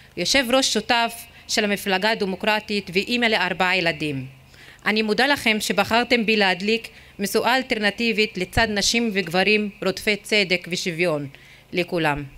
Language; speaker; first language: Hebrew; non-native, local second language; Arabic